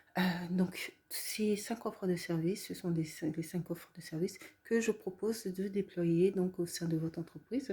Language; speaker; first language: French; native; French